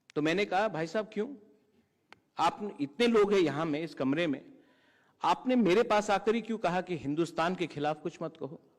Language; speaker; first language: Hindi; non-native, local second language; Kok Borok